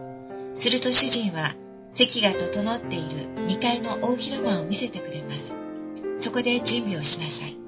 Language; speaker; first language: Japanese; native; Japanese